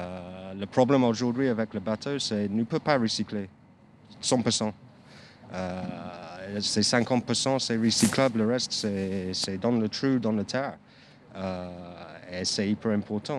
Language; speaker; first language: French; non-native, learner; English